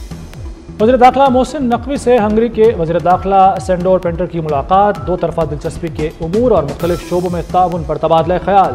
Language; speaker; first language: Urdu; native; Urdu